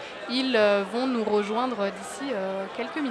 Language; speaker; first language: French; native; French